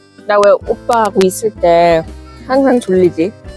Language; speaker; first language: Korean; non-native, fluent; English